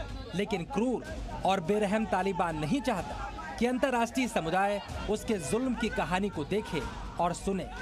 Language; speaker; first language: Hindi; native; Hindi